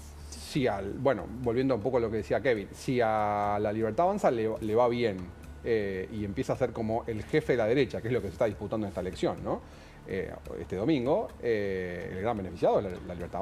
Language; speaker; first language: Spanish; native; Spanish